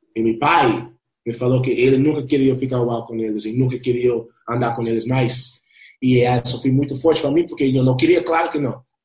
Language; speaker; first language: Portuguese; non-native, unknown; Spanish